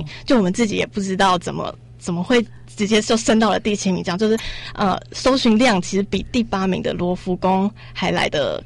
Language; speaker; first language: Chinese; native; Chinese